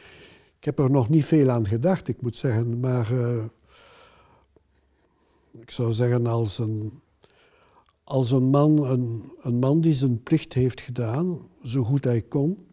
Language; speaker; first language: Dutch; non-native, local second language; French